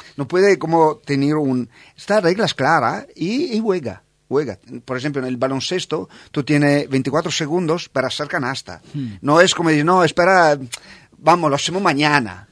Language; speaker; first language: Spanish; non-native, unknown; Italian